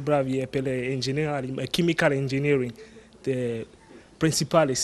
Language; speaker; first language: Italian; non-native, learner; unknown